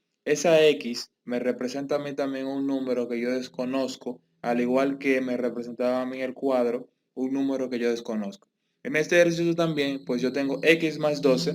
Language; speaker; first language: Spanish; native; Spanish